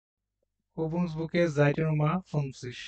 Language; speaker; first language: German; non-native, fluent; Bangla